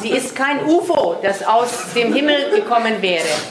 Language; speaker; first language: German; native; German